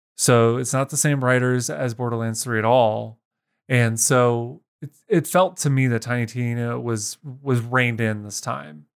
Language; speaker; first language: English; native; English